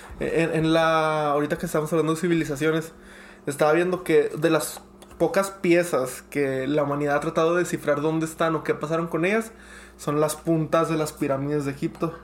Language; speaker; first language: Spanish; early bilingual, heritage; Spanish